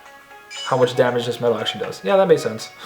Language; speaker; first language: English; native; English